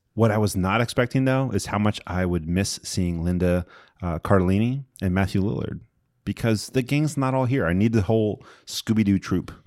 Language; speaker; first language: English; native; English